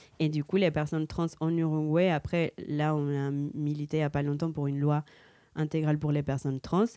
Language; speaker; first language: French; early bilingual, heritage; Spanish